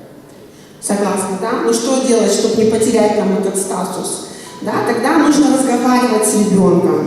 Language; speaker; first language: Russian; native; Russian